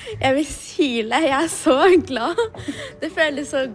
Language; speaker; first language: Norwegian; non-native, learner; German